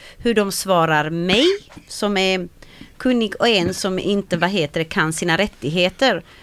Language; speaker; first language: Swedish; early bilingual, other home language; Romany